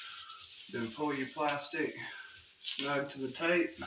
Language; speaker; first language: English; native; English